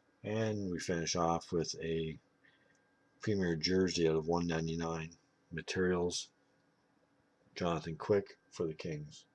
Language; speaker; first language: English; native; English